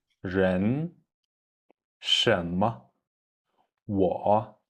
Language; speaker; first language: Chinese; non-native, fluent; Kyrgyz